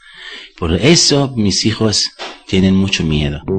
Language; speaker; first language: Spanish; non-native, learner; Arabic